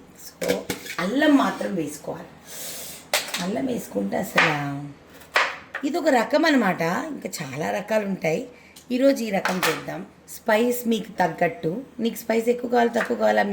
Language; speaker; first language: Telugu; native; Telugu